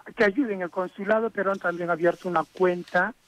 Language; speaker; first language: Spanish; native; Spanish